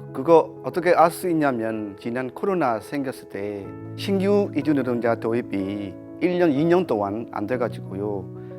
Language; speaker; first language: Korean; non-native, fluent; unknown